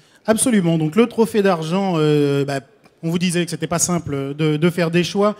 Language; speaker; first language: French; native; French